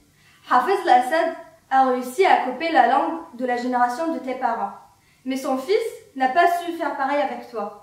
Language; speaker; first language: French; non-native, fluent; Arabic